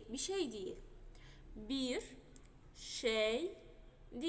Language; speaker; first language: Turkish; non-native, fluent; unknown